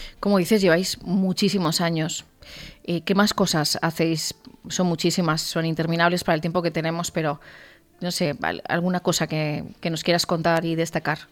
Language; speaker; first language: Spanish; native; Spanish